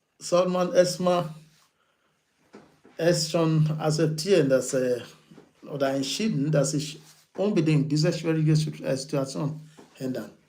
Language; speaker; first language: German; non-native, learner; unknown